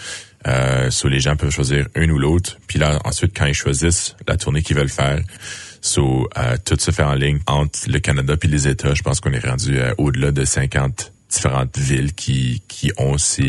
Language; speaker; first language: French; native; French